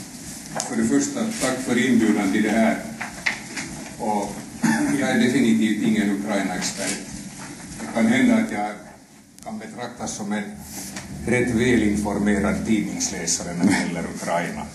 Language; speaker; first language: Swedish; native; Swedish